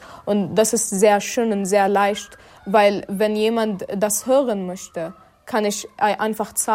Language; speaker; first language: German; non-native, learner; Arabic